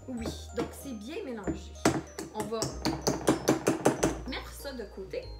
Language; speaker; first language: French; native; French